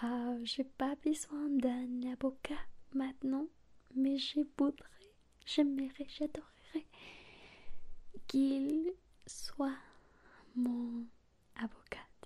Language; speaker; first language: French; non-native, learner; Spanish